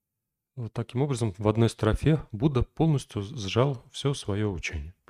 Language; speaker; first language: Russian; native; Russian